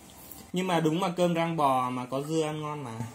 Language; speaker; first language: Vietnamese; native; Vietnamese